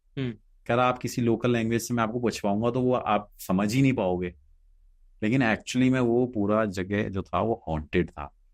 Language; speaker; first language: Hindi; native; Hindi